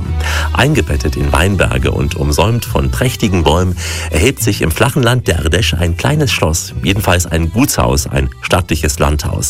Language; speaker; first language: German; native; German